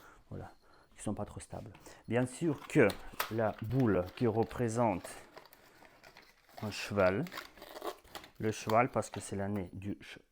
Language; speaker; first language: French; non-native, fluent; Russian